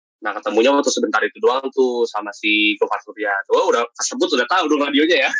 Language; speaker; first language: Indonesian; native; Indonesian